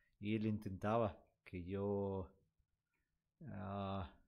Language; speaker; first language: Spanish; non-native, learner; Russian